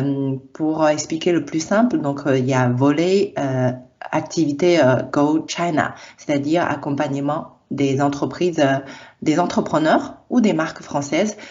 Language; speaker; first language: French; non-native, fluent; Chinese